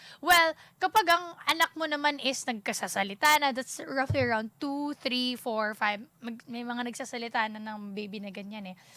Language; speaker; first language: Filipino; non-native, local second language; Cebuano